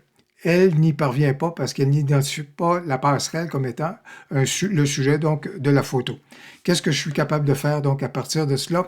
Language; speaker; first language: French; native; French